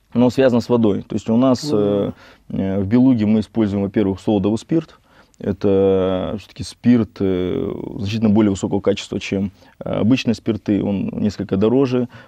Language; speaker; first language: Russian; native; Russian